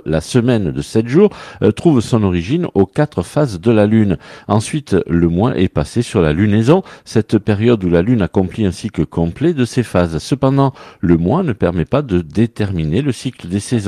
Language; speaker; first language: French; native; French